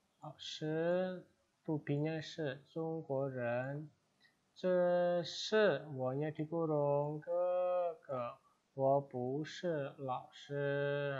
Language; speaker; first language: Chinese; non-native, fluent; Indonesian